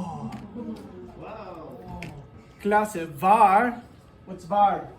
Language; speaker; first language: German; non-native, fluent; English